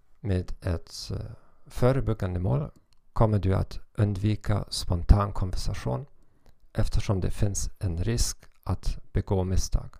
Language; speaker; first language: Swedish; non-native, fluent; German